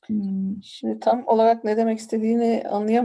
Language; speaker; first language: Turkish; native; Turkish